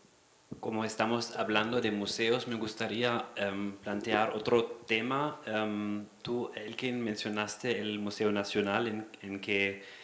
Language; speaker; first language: Spanish; non-native, fluent; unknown